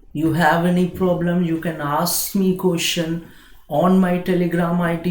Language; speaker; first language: English; non-native, local second language; Hindi